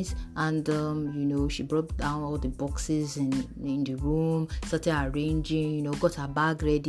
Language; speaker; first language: English; non-native, local second language; Yoruba